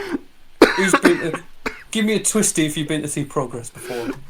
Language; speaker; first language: English; native; English